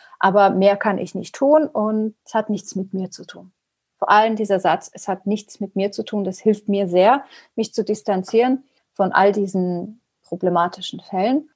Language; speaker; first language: German; early bilingual, other home language; Persian